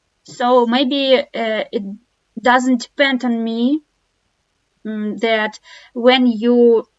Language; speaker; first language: English; non-native, fluent; Russian